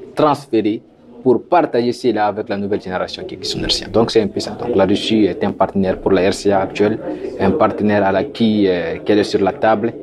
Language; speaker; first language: French; non-native, local second language; Sango